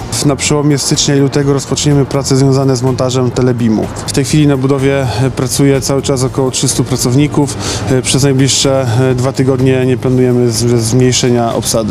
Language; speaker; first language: Polish; native; Polish